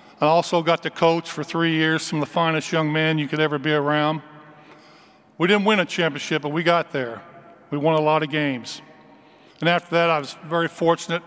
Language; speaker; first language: English; native; English